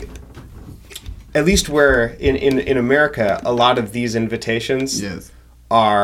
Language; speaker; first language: English; native; English